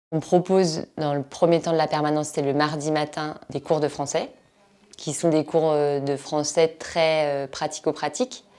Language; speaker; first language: French; native; French